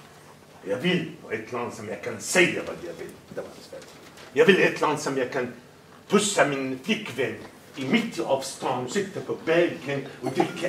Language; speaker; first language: Swedish; non-native, fluent; Arabic